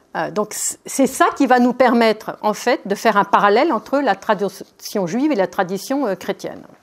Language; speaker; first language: French; native; French